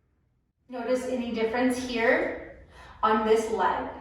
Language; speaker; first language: English; native; English